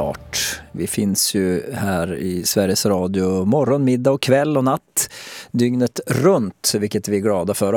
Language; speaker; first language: Swedish; native; Swedish